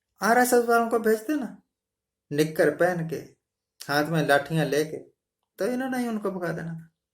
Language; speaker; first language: Hindi; non-native, local second language; Punjabi